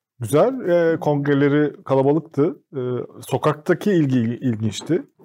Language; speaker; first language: Turkish; native; Turkish